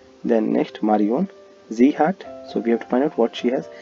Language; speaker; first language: English; non-native, local second language; Hindi